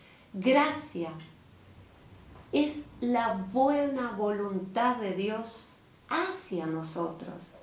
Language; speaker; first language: Spanish; native; Spanish